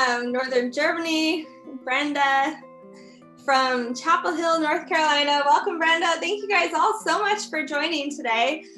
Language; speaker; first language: English; native; English